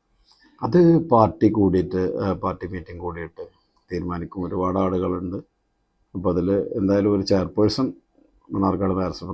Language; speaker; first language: Malayalam; native; Malayalam